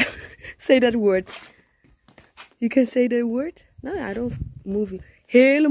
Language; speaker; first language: English; non-native, fluent; Dutch